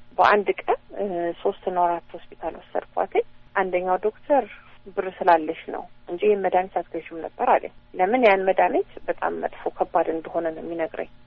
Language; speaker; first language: Amharic; native; Amharic